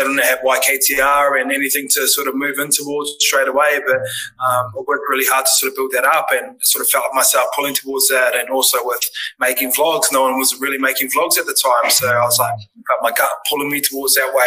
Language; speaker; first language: English; native; English